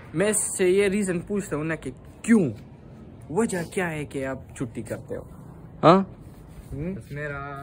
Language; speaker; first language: Urdu; non-native, local second language; Pashto